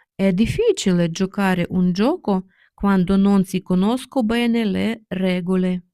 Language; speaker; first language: Italian; non-native, fluent; Ukrainian